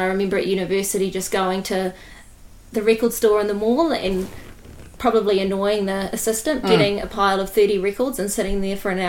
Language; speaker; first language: English; native; English